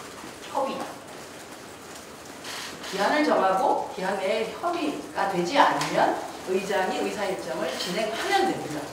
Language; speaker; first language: Korean; native; Korean